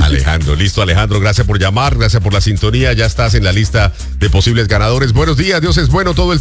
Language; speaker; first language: Spanish; native; Spanish